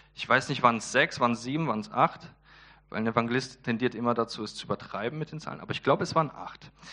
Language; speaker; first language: German; early bilingual, other home language; Polish